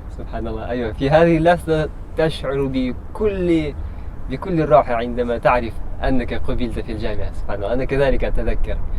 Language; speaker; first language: Arabic; non-native, fluent; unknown